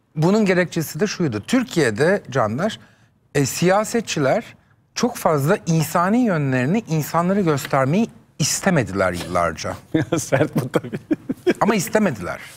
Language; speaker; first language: Turkish; native; Turkish